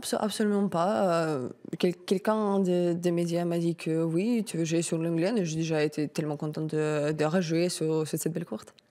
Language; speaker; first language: French; non-native, learner; Russian